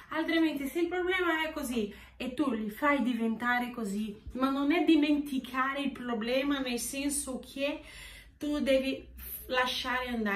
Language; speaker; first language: Italian; non-native, fluent; Portuguese